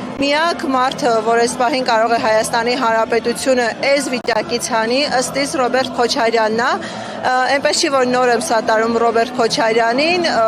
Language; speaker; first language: Armenian; native; Armenian